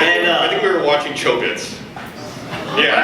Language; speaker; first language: English; native; English